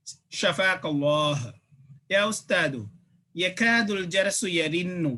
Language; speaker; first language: Arabic; non-native, fluent; Tamil